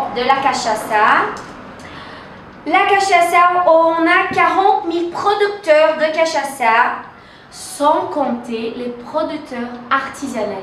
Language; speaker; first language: French; non-native, fluent; Portuguese